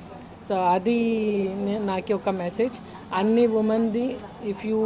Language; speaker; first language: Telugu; non-native, learner; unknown